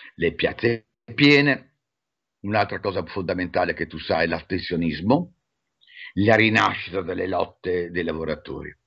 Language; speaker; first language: Italian; native; Italian